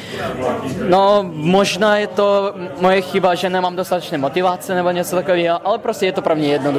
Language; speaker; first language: Czech; non-native, fluent; Russian